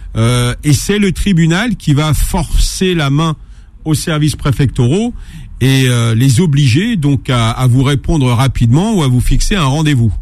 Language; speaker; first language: French; native; French